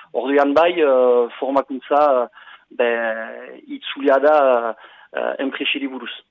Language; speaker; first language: Basque; non-native, local second language; French